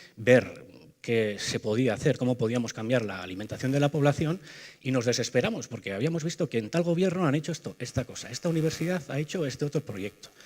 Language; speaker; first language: Spanish; native; Spanish